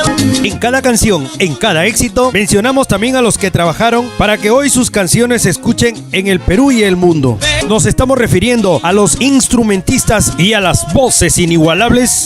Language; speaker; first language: Spanish; native; Spanish